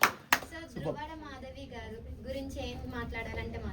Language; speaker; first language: Telugu; native; Telugu